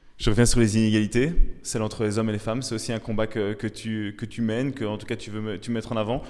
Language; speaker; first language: French; native; French